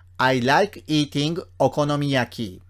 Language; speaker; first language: English; non-native, fluent; Japanese